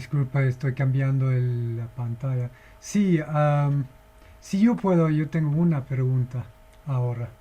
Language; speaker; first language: Spanish; non-native, fluent; English